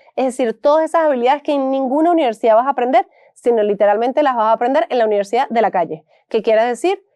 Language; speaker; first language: Spanish; native; Spanish